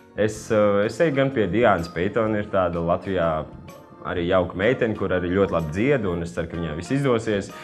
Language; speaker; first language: Latvian; native; Latvian